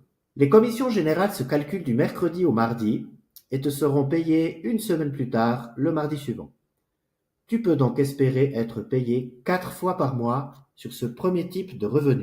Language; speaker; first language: French; native; French